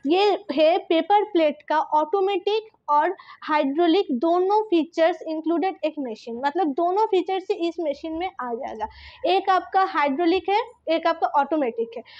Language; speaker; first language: Hindi; non-native, local second language; Bangla